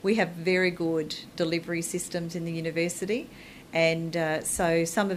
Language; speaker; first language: English; native; English